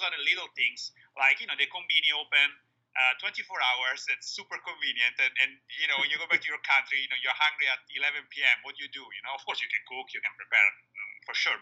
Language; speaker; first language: English; non-native, fluent; Italian